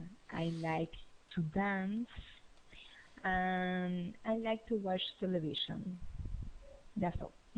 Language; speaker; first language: English; non-native, learner; Spanish